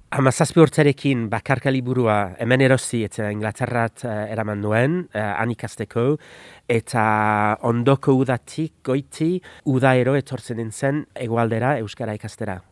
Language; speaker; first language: Basque; non-native, fluent; English